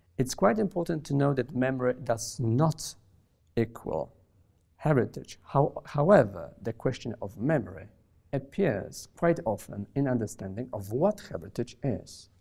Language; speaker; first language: English; non-native, fluent; Polish